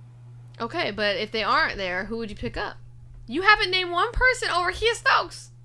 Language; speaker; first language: English; native; English